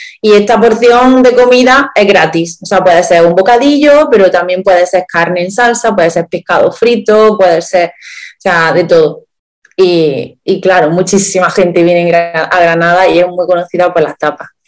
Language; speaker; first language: Spanish; native; Spanish